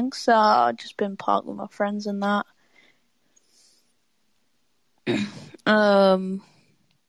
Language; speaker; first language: English; native; English